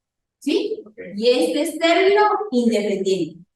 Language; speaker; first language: Spanish; native; Spanish